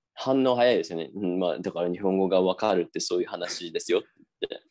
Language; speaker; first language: Japanese; native; Japanese